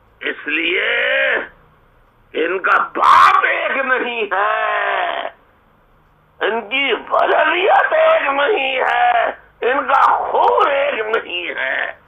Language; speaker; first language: Urdu; native; Urdu